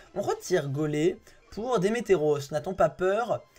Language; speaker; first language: French; native; French